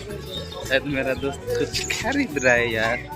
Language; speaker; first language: Hindi; non-native, local second language; Odia